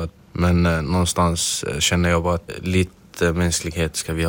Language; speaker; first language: Swedish; non-native, fluent; Arabic